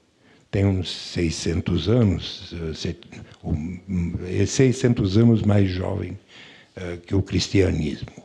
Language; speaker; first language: Portuguese; non-native, fluent; Bulgarian